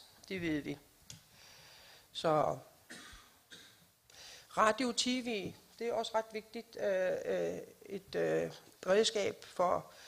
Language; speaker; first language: Danish; non-native, local second language; Kalaallisut